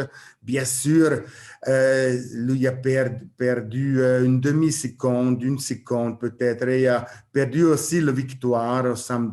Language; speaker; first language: French; non-native, learner; German